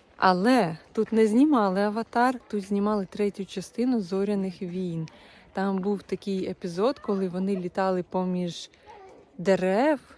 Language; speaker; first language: Ukrainian; non-native, local second language; Russian